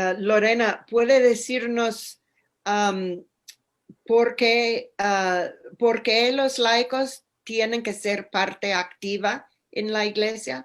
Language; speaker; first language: Spanish; non-native, fluent; English